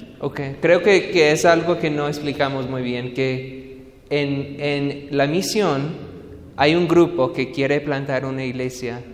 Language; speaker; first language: Spanish; non-native, fluent; English